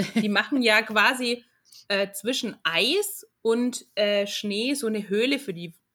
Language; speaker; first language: German; native; German